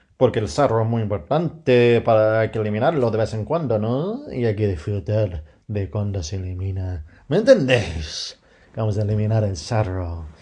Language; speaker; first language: Spanish; non-native, fluent; English